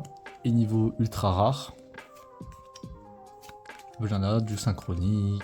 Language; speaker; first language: French; native; French